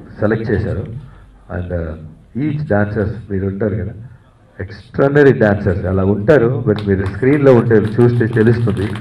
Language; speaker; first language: Telugu; non-native, fluent; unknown